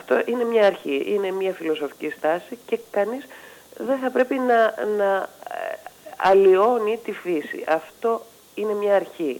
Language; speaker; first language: Greek; native; Greek